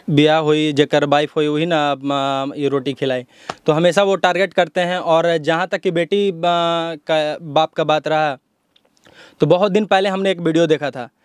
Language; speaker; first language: Hindi; native; Hindi